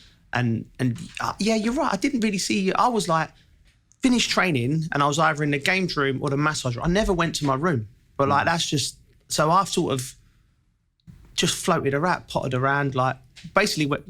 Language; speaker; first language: English; native; English